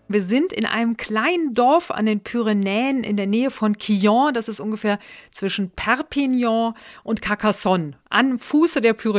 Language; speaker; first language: German; native; German